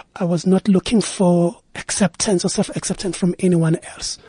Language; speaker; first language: English; non-native, local second language; Zulu